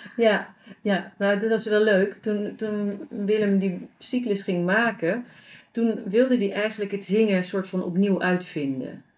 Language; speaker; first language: Dutch; native; Dutch